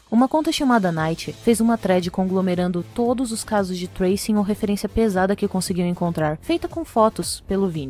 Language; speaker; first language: Portuguese; native; Portuguese